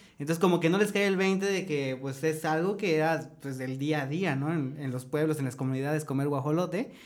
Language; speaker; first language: Spanish; native; Spanish